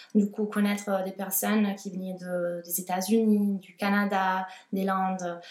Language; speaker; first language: French; non-native, fluent; Italian